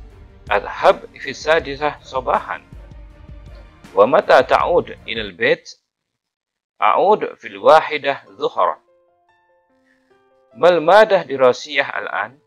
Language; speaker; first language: Arabic; non-native, fluent; Indonesian